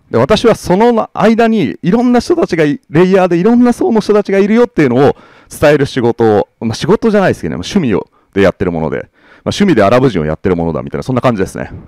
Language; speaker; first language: Japanese; native; Japanese